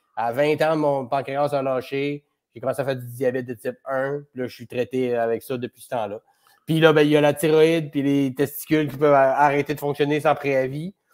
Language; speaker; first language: French; native; French